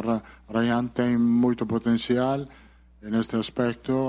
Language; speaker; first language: Portuguese; non-native, fluent; Italian